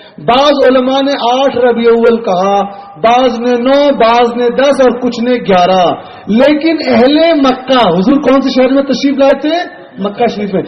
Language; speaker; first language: Urdu; native; Urdu